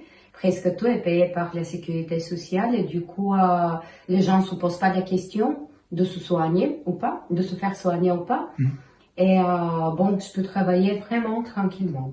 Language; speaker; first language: French; non-native, fluent; Bulgarian